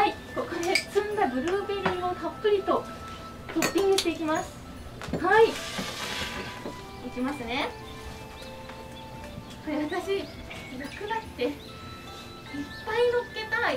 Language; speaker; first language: Japanese; native; Japanese